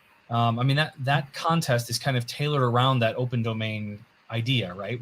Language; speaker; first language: English; native; English